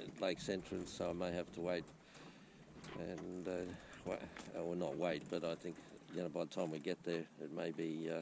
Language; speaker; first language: English; native; English